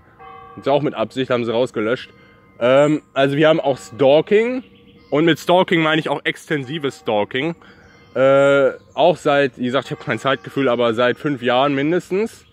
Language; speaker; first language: German; native; German